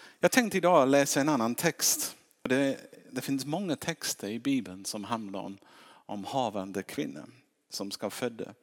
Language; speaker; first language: Swedish; non-native, fluent; English